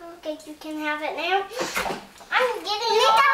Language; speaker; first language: English; native; English